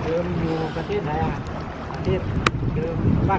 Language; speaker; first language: Thai; native; Thai